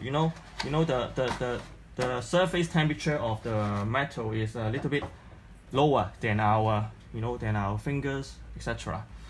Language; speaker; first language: English; non-native, local second language; Cantonese